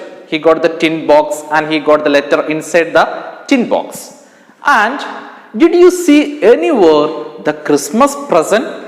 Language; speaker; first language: English; non-native, local second language; Malayalam